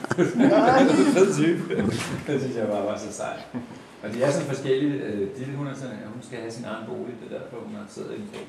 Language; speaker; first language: Danish; native; Danish